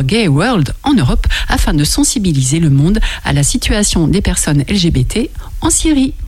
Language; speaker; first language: French; native; French